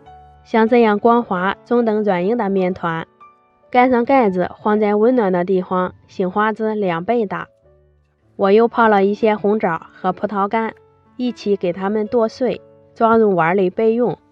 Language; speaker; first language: Chinese; native; Chinese